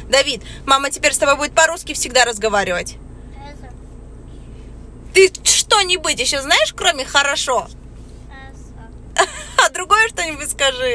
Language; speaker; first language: Russian; native; Russian